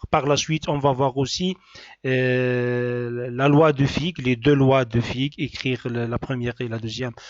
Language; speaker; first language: French; non-native, local second language; Arabic